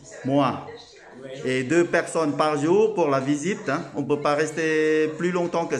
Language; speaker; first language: French; non-native, learner; Thai